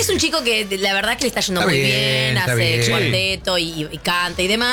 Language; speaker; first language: Spanish; native; Spanish